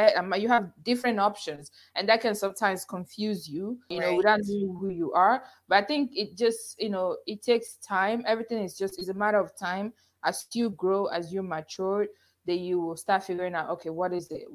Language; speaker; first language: English; non-native, local second language; Igbo